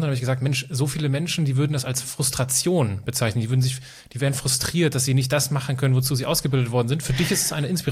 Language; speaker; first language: German; native; German